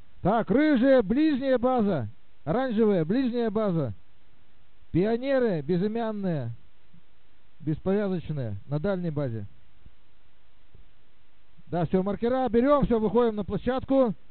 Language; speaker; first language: Russian; native; Russian